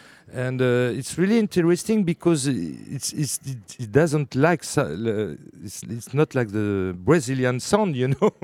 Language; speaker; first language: English; non-native, learner; French